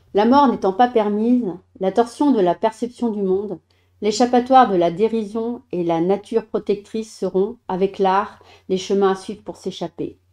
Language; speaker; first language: French; native; French